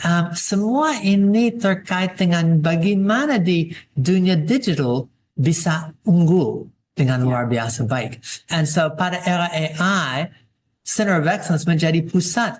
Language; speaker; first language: Indonesian; non-native, fluent; English